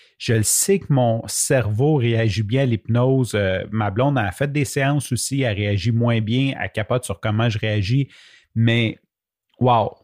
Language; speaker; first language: French; native; French